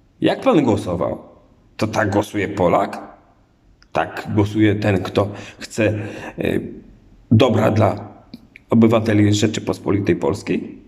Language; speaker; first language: Polish; native; Polish